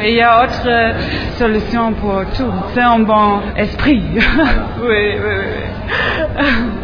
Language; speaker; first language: French; non-native, learner; German